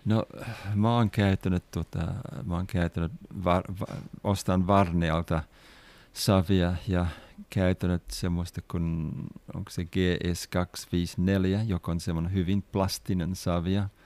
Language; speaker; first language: Finnish; non-native, fluent; English